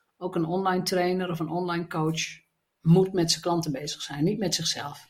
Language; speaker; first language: Dutch; native; Dutch